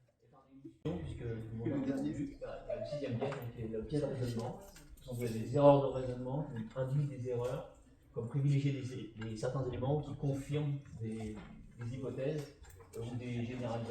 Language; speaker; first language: French; native; French